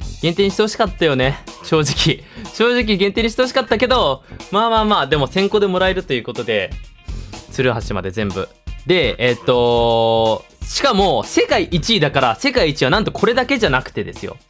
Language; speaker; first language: Japanese; early bilingual, heritage; Japanese